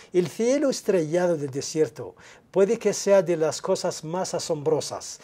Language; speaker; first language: Spanish; non-native, local second language; Arabic